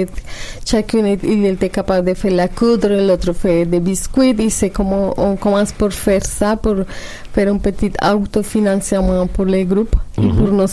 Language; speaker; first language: French; non-native, learner; Spanish